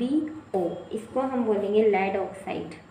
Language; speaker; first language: Hindi; native; Hindi